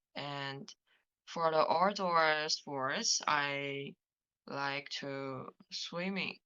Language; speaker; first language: English; non-native, learner; Chinese